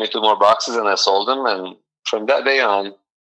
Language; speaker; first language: English; non-native, fluent; Arabic